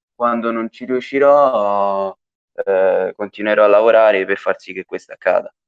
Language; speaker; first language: Italian; native; Italian